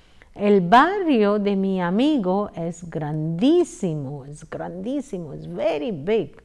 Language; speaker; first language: Spanish; non-native, fluent; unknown